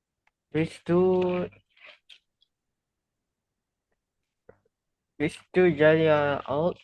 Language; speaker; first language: German; non-native, learner; Indonesian